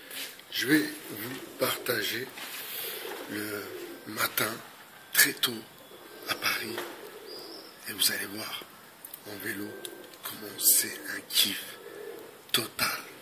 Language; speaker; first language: French; native; French